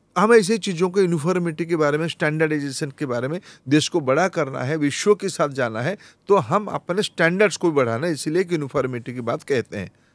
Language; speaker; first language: Hindi; non-native, local second language; Odia